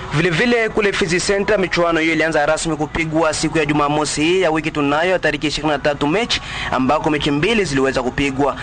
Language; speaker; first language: Swahili; non-native, local second language; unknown